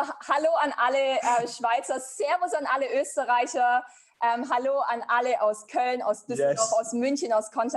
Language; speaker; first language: German; native; German